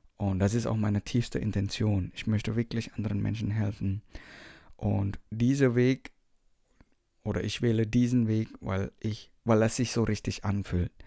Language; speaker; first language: German; non-native, fluent; Indonesian